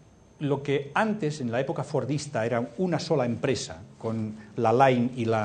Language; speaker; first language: Spanish; native; Spanish